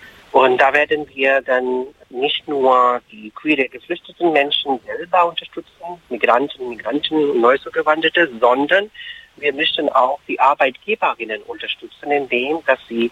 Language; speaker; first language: German; non-native, fluent; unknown